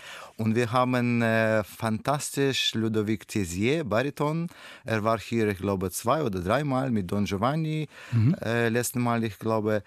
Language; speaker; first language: German; non-native, learner; Russian